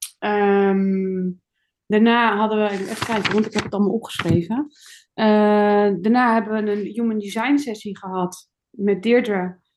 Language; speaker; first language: Dutch; native; Dutch